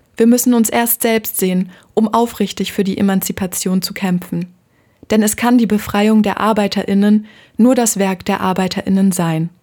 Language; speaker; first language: German; native; German